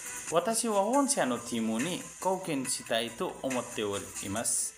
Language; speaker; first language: Japanese; non-native, learner; Nepali